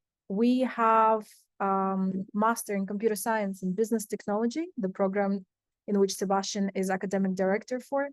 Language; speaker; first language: English; non-native, fluent; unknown